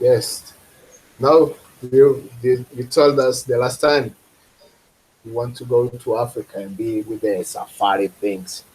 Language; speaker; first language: English; non-native, fluent; Spanish